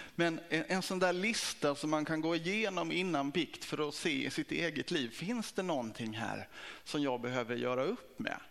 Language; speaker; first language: Swedish; native; Swedish